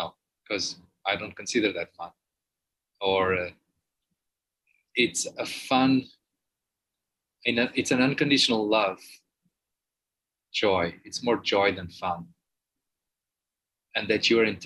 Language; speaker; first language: English; non-native, fluent; Portuguese